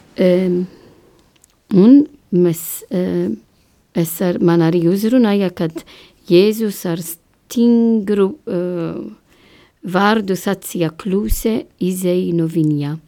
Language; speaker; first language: Latvian; non-native, learner; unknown